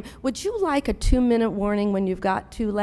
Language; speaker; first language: English; native; English